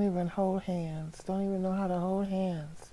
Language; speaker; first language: English; native; English